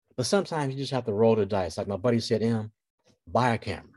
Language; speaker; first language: English; native; English